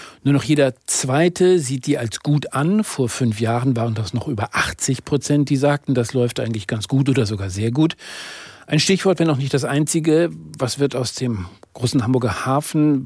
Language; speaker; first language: German; native; German